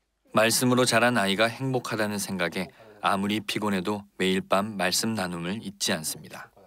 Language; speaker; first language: Korean; native; Korean